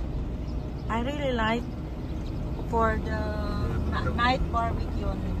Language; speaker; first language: English; non-native, local second language; Cebuano